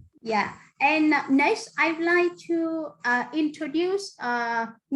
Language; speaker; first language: English; non-native, fluent; Vietnamese